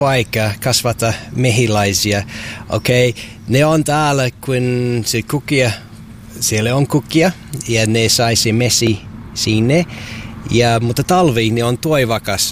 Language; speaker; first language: Finnish; non-native, learner; English